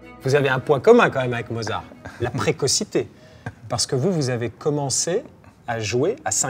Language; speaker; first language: French; native; French